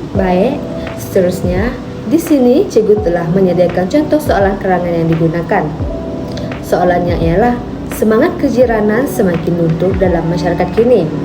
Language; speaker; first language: Malay; non-native, local second language; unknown